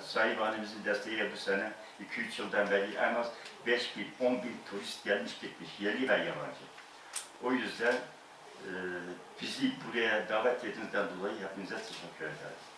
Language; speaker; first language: Turkish; non-native, local second language; Kurdish